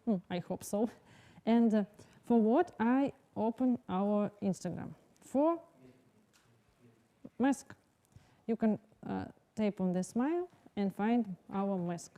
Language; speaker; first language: English; non-native, learner; Russian